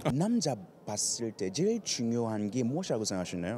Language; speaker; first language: Korean; non-native, fluent; English